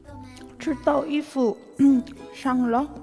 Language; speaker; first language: Chinese; non-native, fluent; Korean